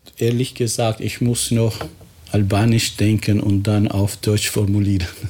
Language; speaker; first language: German; non-native, fluent; Albanian